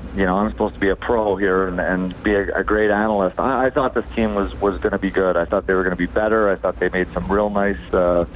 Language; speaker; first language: English; native; English